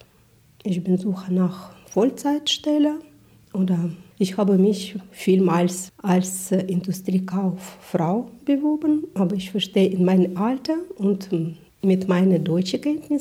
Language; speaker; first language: German; non-native, learner; Ukrainian